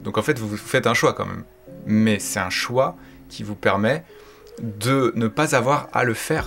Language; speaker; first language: French; native; French